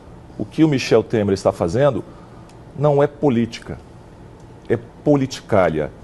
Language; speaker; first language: Portuguese; native; Portuguese